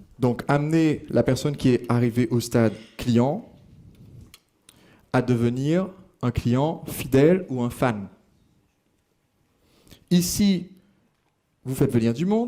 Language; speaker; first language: French; native; French